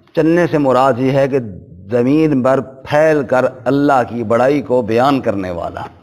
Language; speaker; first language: Urdu; non-native, local second language; Punjabi